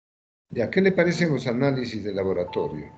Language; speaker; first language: Spanish; native; Spanish